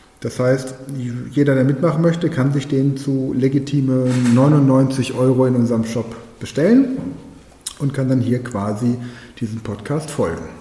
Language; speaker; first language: German; native; German